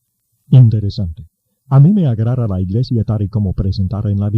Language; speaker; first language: Spanish; native; Spanish